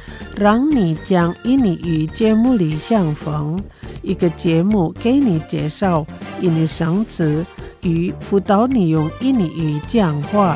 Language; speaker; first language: Chinese; non-native, fluent; Indonesian